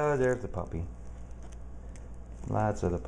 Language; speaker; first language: English; native; English